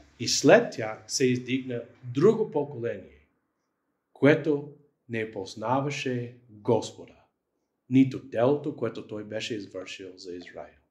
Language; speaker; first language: Bulgarian; non-native, fluent; English